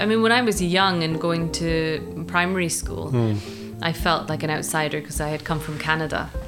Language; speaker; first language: English; native; English